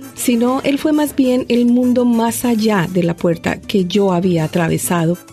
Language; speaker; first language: Spanish; non-native, fluent; English